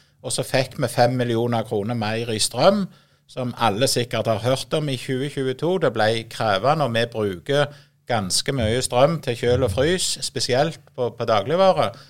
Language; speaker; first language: Norwegian; native; Norwegian